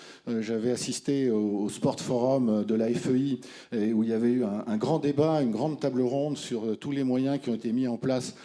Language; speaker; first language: French; native; French